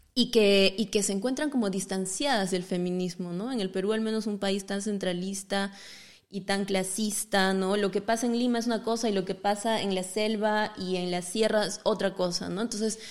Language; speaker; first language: Spanish; native; Spanish